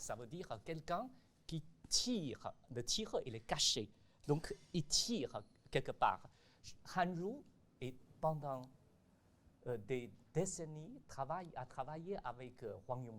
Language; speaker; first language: French; non-native, fluent; Chinese